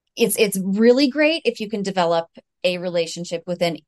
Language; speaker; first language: English; native; English